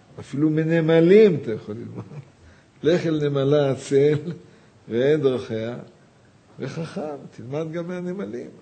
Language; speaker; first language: Hebrew; native; Hebrew